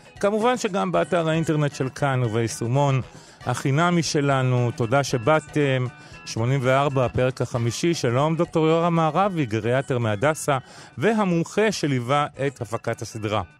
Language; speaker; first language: Hebrew; native; Hebrew